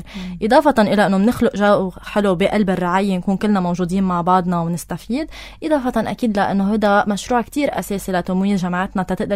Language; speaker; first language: Arabic; native; Arabic